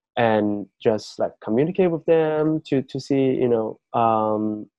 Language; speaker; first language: English; non-native, fluent; Chinese